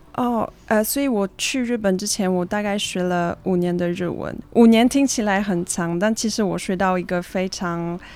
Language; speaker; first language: Chinese; non-native, fluent; French